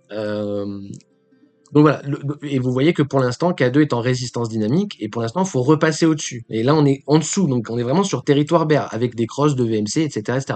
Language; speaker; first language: French; native; French